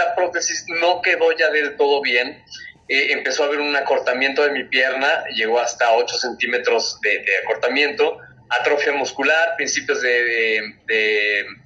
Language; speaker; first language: Spanish; native; Spanish